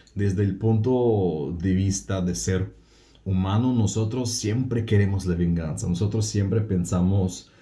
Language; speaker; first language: Spanish; non-native, fluent; Russian